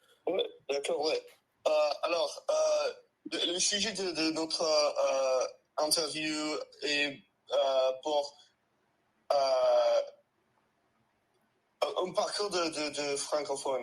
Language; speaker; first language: French; non-native, learner; English